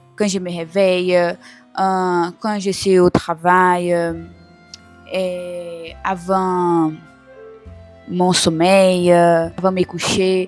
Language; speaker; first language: French; non-native, learner; Portuguese